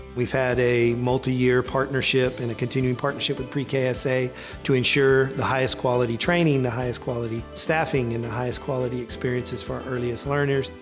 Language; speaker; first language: English; native; English